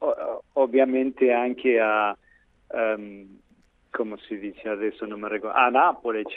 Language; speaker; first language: Italian; non-native, fluent; Spanish